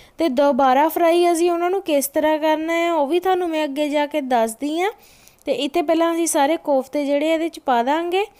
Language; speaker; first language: Punjabi; native; Punjabi